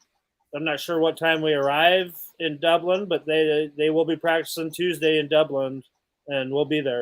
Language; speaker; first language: English; native; English